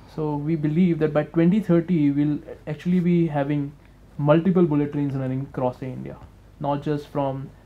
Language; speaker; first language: English; non-native, local second language; Hindi